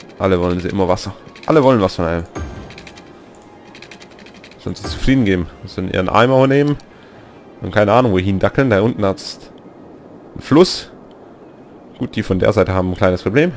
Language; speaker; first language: German; native; German